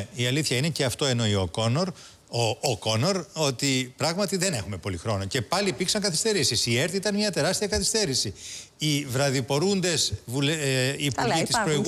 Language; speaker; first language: Greek; native; Greek